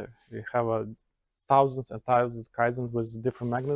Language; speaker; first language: English; non-native, learner; Ukrainian